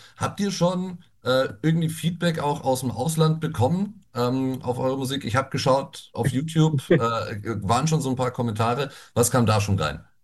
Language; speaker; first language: German; native; German